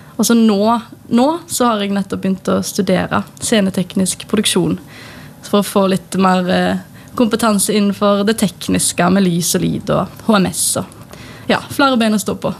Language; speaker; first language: Norwegian; native; Norwegian